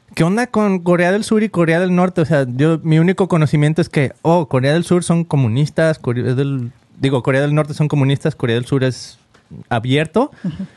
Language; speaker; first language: Spanish; native; Spanish